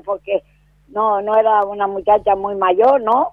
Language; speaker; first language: Spanish; native; Spanish